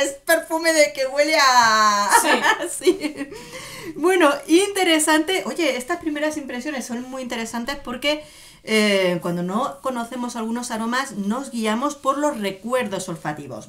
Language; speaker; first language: Spanish; native; Spanish